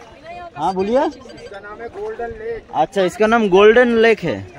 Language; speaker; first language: Hindi; non-native, local second language; Bangla